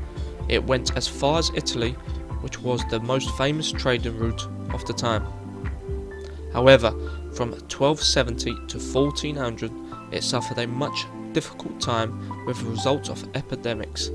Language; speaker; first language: English; non-native, fluent; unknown